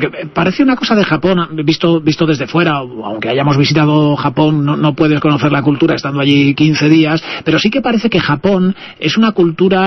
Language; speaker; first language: Spanish; native; Spanish